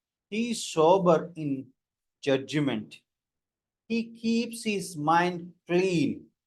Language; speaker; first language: English; non-native, local second language; Telugu